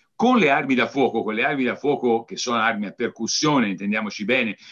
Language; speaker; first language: Italian; native; Italian